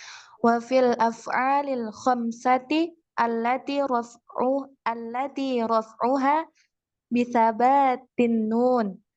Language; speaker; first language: Arabic; non-native, learner; Indonesian